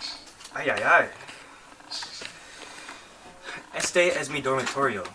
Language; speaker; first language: Spanish; non-native, learner; English